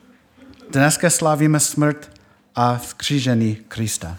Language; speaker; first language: Czech; non-native, fluent; English